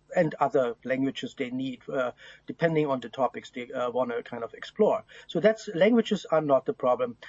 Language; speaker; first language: English; non-native, fluent; German